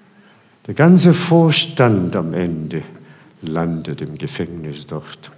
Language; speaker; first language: German; non-native, fluent; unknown